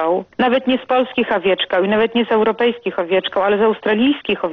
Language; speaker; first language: Polish; non-native, local second language; Belarusian